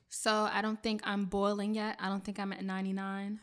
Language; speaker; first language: English; early bilingual, other home language; French